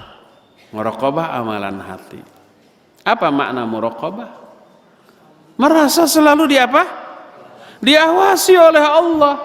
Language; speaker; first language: Indonesian; native; Indonesian